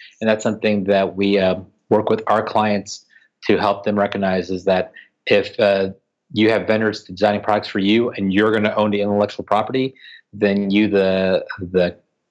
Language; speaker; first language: English; native; English